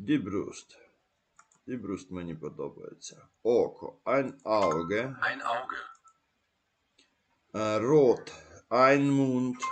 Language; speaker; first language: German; non-native, learner; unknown